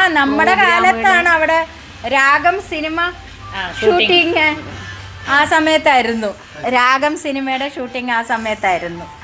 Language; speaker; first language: Malayalam; non-native, local second language; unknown